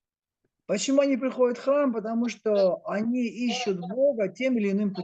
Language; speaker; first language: Russian; native; Russian